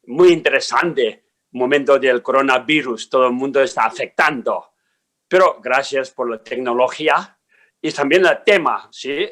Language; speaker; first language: Spanish; non-native, learner; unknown